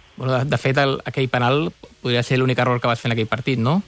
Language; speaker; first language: Catalan; native; Catalan